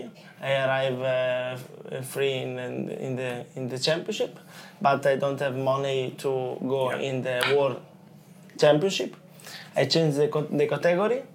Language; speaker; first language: English; non-native, learner; Italian